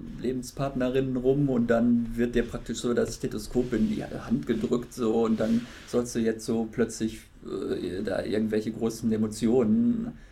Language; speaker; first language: German; native; German